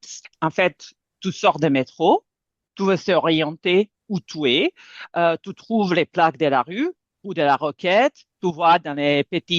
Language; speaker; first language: French; non-native, fluent; Serbian